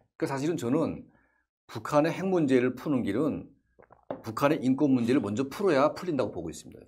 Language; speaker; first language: Korean; native; Korean